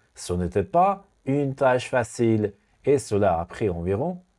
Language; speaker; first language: French; non-native, fluent; Persian